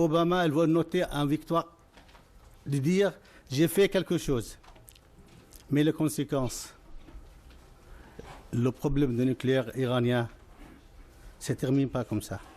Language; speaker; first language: French; non-native, fluent; Arabic